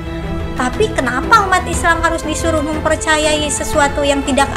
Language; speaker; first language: Indonesian; native; Indonesian